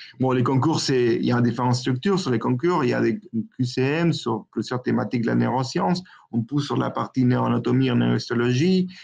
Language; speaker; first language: French; non-native, fluent; Spanish